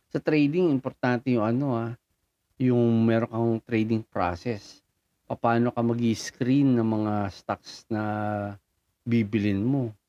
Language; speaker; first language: Filipino; native; Filipino